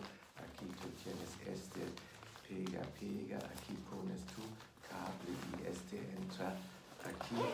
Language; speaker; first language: Spanish; non-native, fluent; German